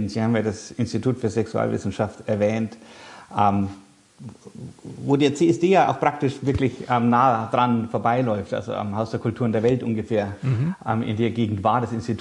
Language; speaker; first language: German; native; German